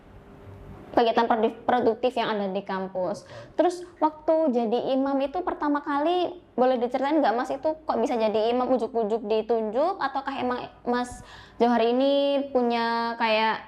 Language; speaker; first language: Indonesian; native; Indonesian